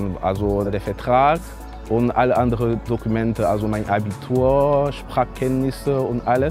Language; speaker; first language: German; non-native, fluent; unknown